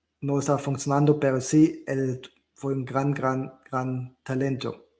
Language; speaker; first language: Spanish; non-native, learner; German